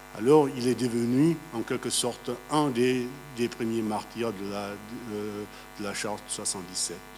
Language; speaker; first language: French; non-native, fluent; Czech